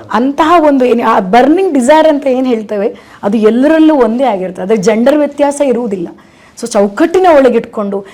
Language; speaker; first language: Kannada; non-native, local second language; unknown